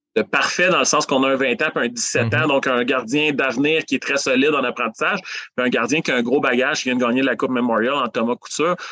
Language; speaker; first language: French; native; French